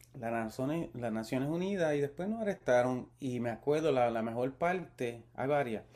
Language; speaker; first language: Spanish; early bilingual, heritage; Spanish